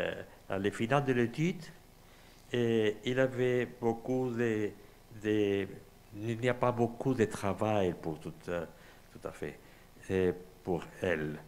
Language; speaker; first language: French; non-native, learner; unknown